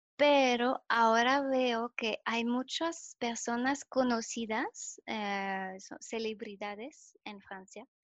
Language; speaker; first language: Spanish; non-native, fluent; French